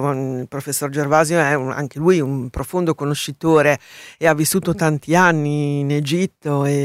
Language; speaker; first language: Italian; native; Italian